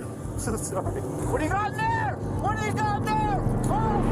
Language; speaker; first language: English; native; English